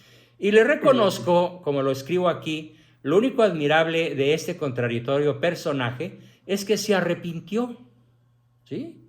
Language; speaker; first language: Spanish; native; Spanish